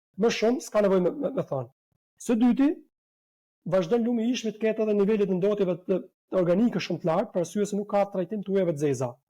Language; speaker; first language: Albanian; native; Albanian